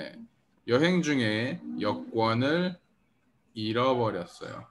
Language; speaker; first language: Korean; early bilingual, heritage; Korean